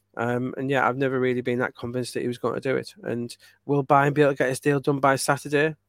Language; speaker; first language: English; native; English